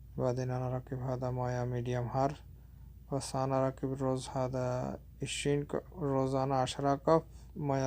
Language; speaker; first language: Arabic; non-native, learner; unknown